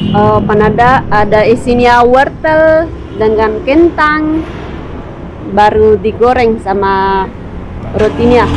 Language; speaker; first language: Indonesian; non-native, learner; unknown